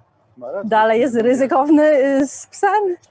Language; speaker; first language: Polish; non-native, learner; English